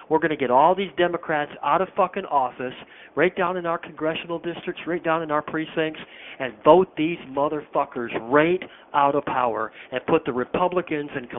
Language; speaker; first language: English; native; English